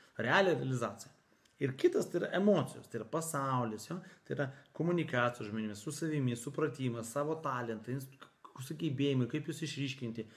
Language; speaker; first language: Lithuanian; native; Lithuanian